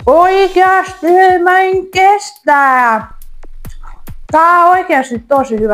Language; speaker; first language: Finnish; non-native, learner; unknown